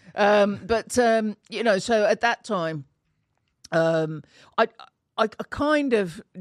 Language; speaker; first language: English; native; English